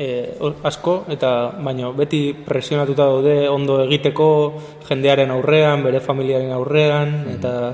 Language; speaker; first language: Basque; non-native, local second language; Spanish